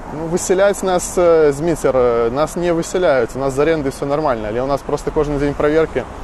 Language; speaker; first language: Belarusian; non-native, local second language; Russian